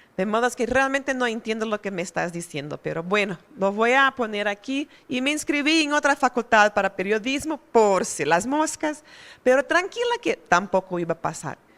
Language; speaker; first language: Spanish; non-native, fluent; Portuguese